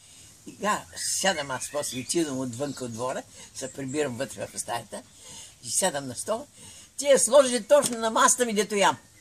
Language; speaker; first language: Bulgarian; native; Bulgarian